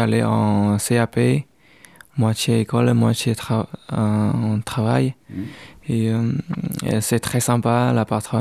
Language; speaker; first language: French; non-native, learner; Chinese